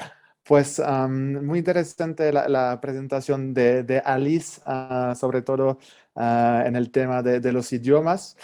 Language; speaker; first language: Spanish; non-native, fluent; French